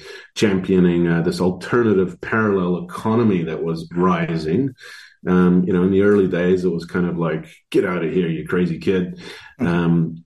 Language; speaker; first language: English; native; English